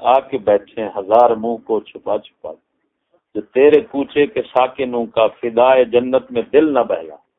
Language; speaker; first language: Urdu; non-native, local second language; Punjabi